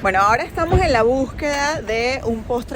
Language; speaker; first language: Spanish; native; Spanish